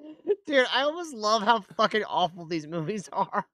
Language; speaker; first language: English; native; English